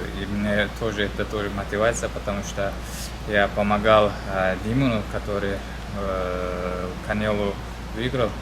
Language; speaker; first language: Russian; non-native, learner; Uzbek